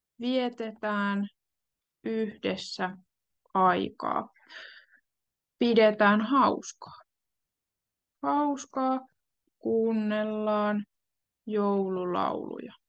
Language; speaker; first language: Finnish; native; Finnish